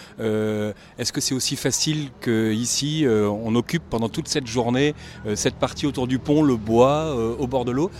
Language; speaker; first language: French; native; French